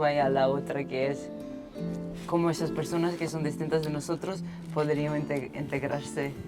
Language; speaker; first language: Spanish; non-native, fluent; Portuguese